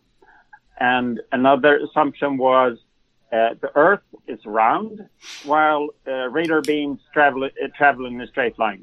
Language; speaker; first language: English; non-native, fluent; Swedish